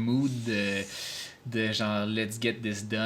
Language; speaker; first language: French; native; French